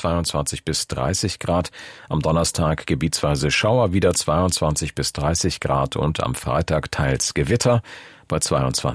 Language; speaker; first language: German; native; German